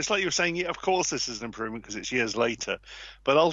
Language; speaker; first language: English; native; English